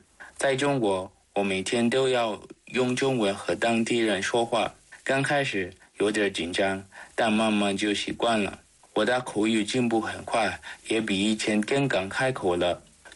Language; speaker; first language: Chinese; non-native, learner; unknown